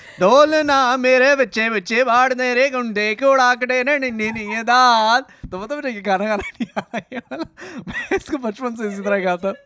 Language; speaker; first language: Urdu; native; Urdu